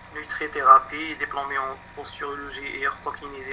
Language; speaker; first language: French; non-native, local second language; Arabic